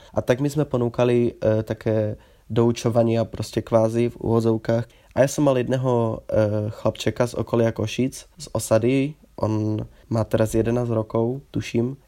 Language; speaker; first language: Slovak; native; Slovak